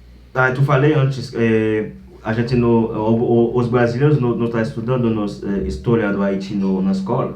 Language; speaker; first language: Portuguese; non-native, learner; Haitian Creole